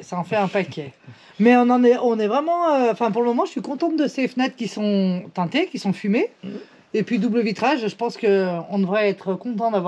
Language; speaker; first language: French; native; French